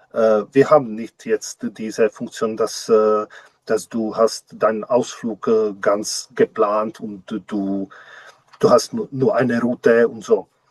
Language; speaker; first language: German; non-native, learner; Czech